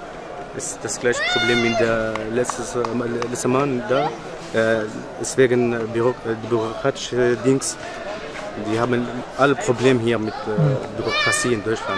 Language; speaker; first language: German; non-native, learner; Arabic